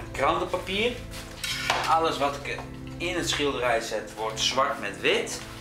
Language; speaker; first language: Dutch; early bilingual, other home language; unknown